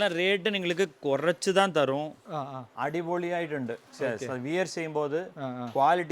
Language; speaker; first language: Malayalam; non-native, local second language; Tamil